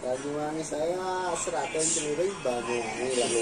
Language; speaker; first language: Indonesian; non-native, local second language; Javanese